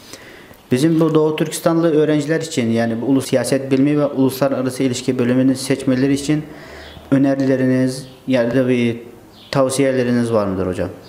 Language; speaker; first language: Turkish; non-native, fluent; Uyghur